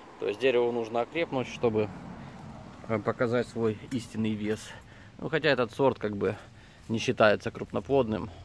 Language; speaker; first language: Russian; non-native, local second language; Ukrainian